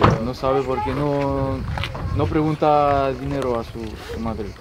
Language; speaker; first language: Spanish; non-native, learner; French